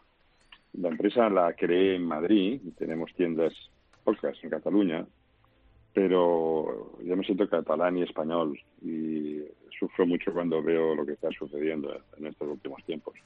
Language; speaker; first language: Spanish; non-native, local second language; Catalan